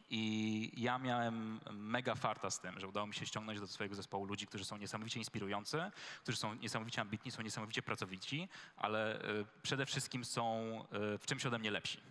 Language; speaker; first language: Polish; native; Polish